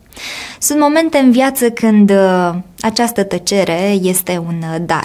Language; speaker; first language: Romanian; native; Romanian